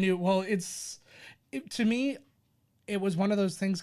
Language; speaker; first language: English; native; English